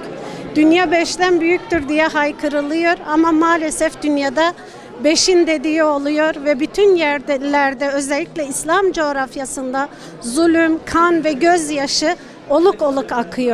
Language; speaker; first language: Turkish; native; Turkish